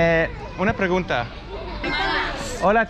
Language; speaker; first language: Spanish; non-native, fluent; English